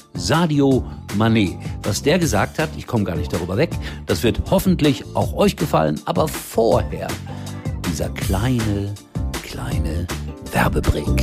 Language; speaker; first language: German; native; German